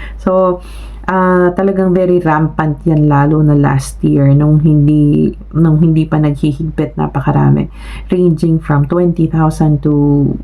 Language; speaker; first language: Filipino; native; Filipino